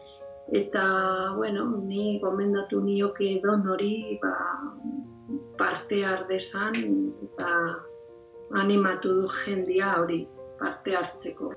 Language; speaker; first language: Basque; non-native, local second language; Spanish